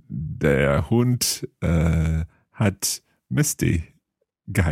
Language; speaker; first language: German; non-native, learner; English